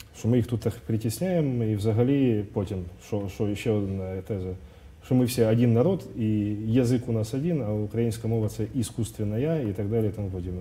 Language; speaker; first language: Ukrainian; non-native, local second language; Russian